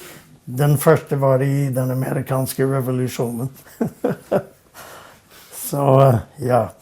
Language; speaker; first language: Norwegian; non-native, fluent; English